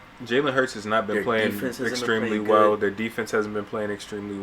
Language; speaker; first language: English; native; English